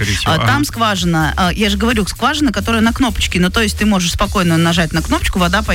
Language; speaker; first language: Russian; native; Russian